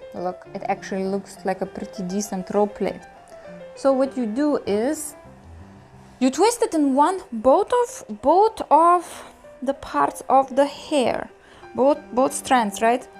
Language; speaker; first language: English; non-native, fluent; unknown